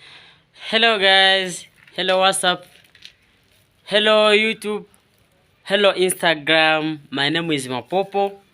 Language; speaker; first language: English; non-native, learner; Swahili